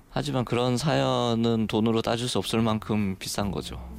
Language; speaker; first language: Korean; native; Korean